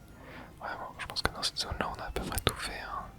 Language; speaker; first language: French; native; French